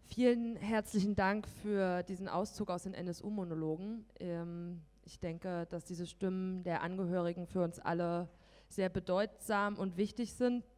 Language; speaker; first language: German; native; German